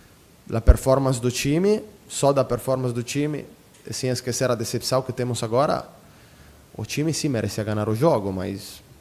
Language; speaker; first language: Portuguese; non-native, fluent; Italian